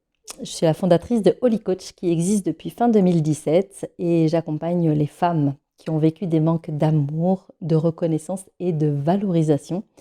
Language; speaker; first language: French; native; French